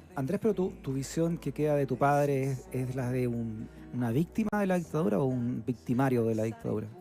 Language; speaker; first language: Spanish; native; Spanish